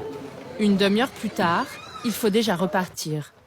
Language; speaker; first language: French; native; French